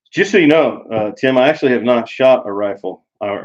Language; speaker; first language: English; native; English